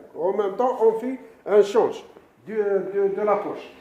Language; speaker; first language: French; non-native, local second language; Arabic